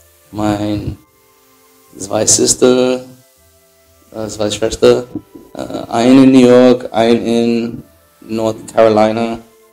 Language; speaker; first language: German; non-native, learner; English